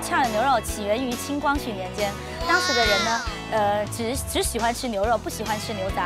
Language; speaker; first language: Chinese; native; Chinese